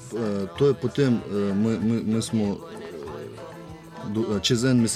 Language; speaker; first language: Slovenian; non-native, learner; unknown